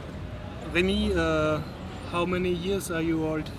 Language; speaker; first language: English; non-native, fluent; German